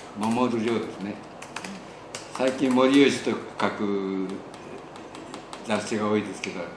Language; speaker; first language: Japanese; native; Japanese